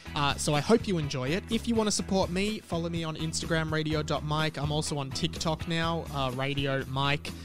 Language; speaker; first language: English; native; English